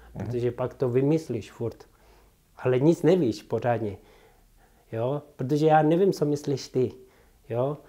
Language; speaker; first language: Czech; non-native, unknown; Tibetan